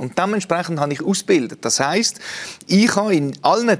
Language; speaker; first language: German; native; German